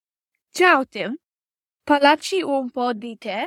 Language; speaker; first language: Italian; non-native, learner; English